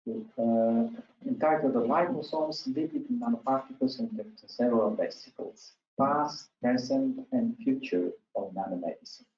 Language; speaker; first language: English; non-native, fluent; Italian